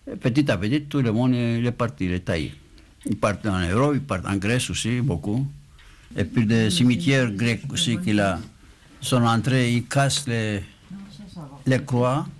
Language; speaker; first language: French; non-native, fluent; Greek